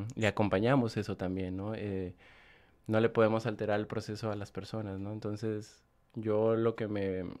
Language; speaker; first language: Spanish; native; Spanish